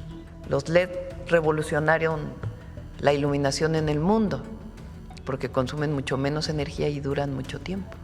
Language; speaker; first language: Spanish; native; Spanish